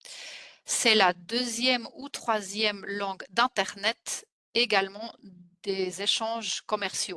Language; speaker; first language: French; non-native, fluent; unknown